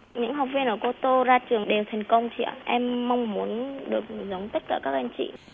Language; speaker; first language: Vietnamese; native; Vietnamese